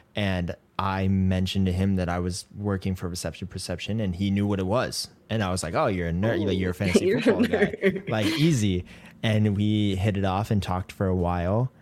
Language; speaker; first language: English; native; English